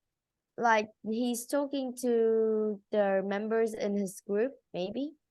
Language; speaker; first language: English; non-native, learner; Vietnamese